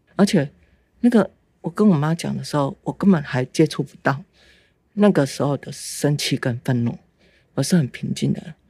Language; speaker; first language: Chinese; native; Chinese